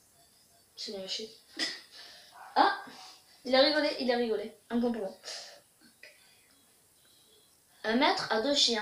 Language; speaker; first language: French; native; French